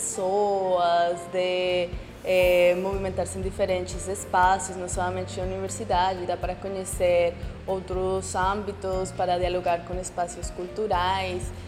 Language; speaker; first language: Portuguese; non-native, fluent; Spanish